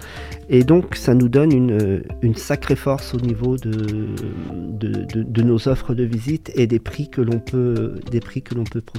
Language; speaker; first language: French; native; French